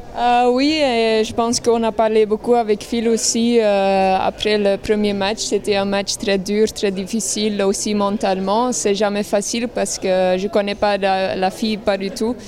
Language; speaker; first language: French; non-native, local second language; Dutch